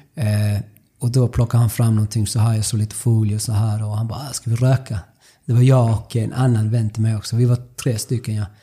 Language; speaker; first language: Swedish; early bilingual, other home language; Spanish